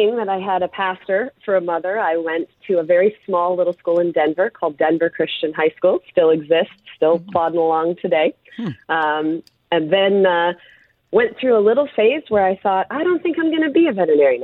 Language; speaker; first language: English; native; English